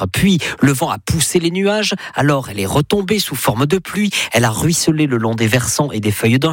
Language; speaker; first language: French; native; French